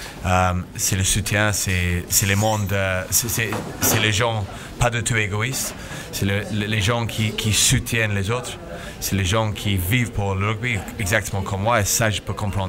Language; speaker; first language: French; non-native, fluent; English